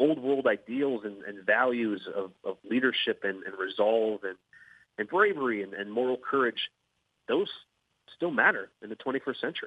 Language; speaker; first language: English; native; English